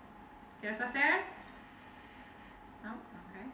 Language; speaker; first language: Spanish; non-native, learner; English